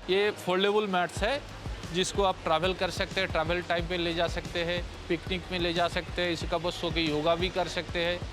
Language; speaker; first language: Hindi; non-native, local second language; Bangla